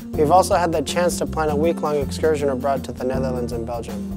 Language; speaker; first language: English; native; English